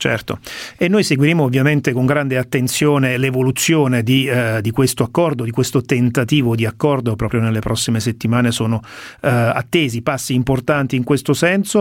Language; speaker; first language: Italian; native; Italian